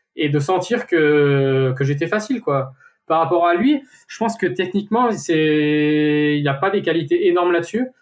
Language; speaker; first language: French; native; French